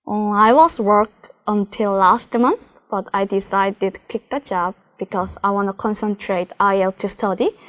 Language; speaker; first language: English; non-native, learner; Korean